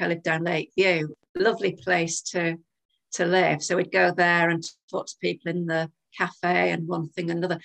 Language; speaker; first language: English; native; English